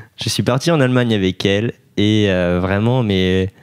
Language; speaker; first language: French; native; French